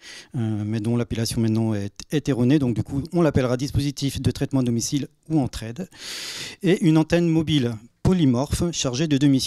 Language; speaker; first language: French; native; French